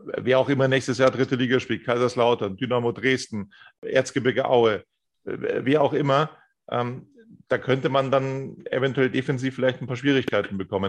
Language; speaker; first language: German; native; German